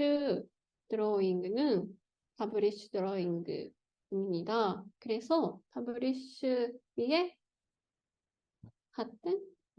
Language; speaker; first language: Korean; non-native, learner; Japanese